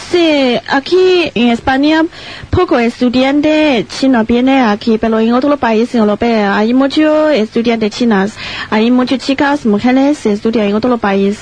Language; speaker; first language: Spanish; non-native, learner; Chinese